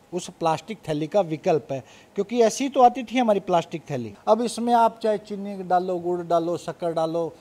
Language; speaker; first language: Hindi; native; Hindi